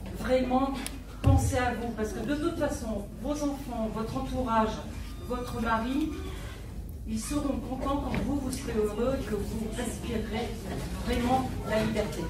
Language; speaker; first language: French; native; French